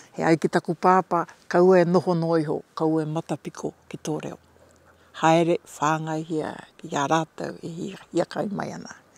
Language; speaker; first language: Māori; native; Māori